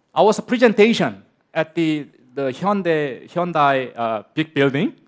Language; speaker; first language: English; non-native, learner; Korean